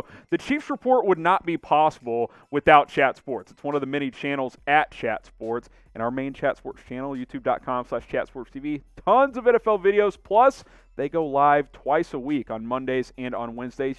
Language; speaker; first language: English; native; English